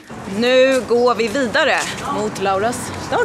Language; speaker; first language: Swedish; native; Swedish